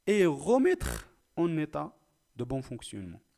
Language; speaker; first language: French; non-native, local second language; Arabic